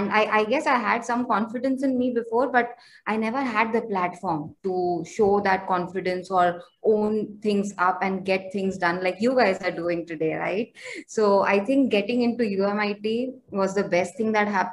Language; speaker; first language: English; non-native, local second language; Hindi